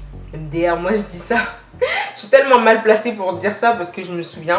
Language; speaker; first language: French; native; French